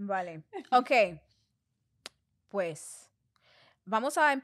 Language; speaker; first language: Spanish; non-native, learner; English